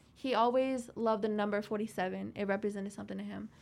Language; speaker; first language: English; native; English